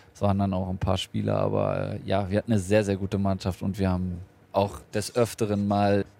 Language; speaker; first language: German; native; German